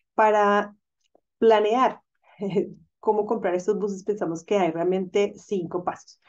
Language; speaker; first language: Spanish; native; Spanish